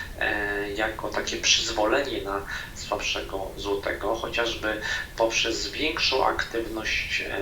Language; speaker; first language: Polish; native; Polish